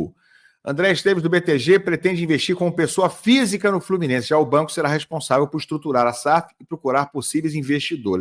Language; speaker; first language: Portuguese; native; Portuguese